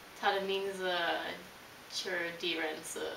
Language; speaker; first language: Chinese; non-native, learner; English